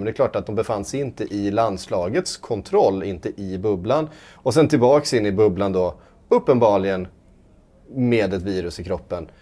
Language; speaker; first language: Swedish; native; Swedish